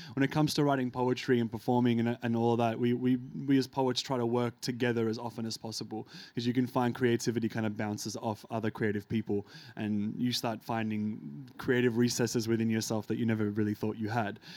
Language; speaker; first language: English; early bilingual, other home language; Arabic